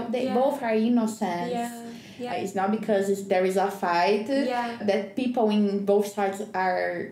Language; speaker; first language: English; non-native, learner; Portuguese